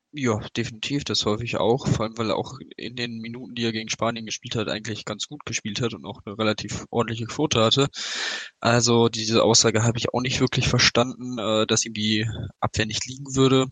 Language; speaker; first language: German; native; German